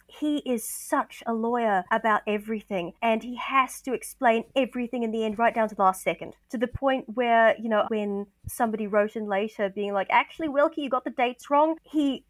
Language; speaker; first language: English; native; English